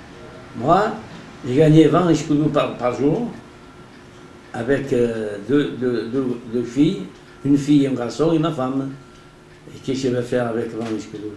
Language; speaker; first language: French; non-native, learner; Portuguese